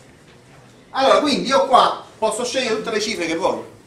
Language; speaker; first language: Italian; native; Italian